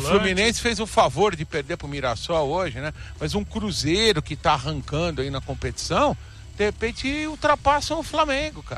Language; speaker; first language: Portuguese; native; Portuguese